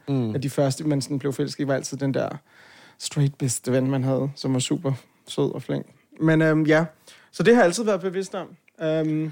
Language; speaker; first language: Danish; native; Danish